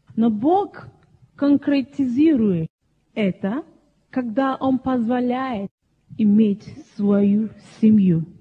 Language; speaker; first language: Russian; non-native, fluent; Yoruba